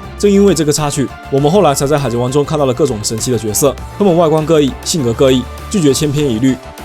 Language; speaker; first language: Chinese; native; Chinese